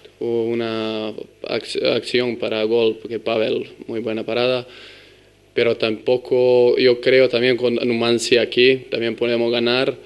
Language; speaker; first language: Spanish; non-native, learner; Serbian